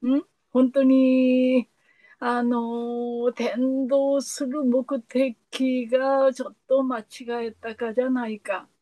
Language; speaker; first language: Japanese; non-native, fluent; Korean